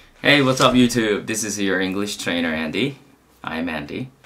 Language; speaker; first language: English; non-native, fluent; Korean